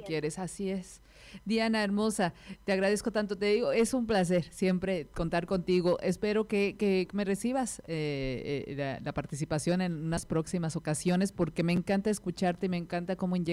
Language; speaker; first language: Spanish; native; Spanish